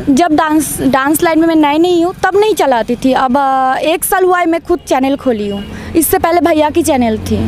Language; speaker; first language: Hindi; non-native, local second language; Bangla